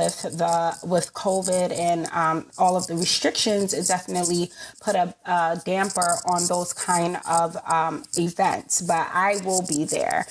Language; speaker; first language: English; native; English